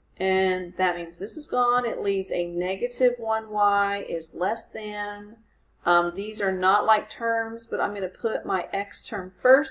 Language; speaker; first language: English; native; English